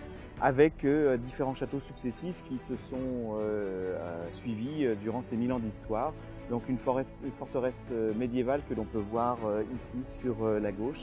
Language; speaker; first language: French; native; French